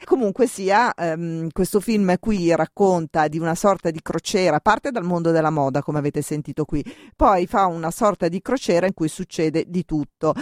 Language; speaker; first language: Italian; native; Italian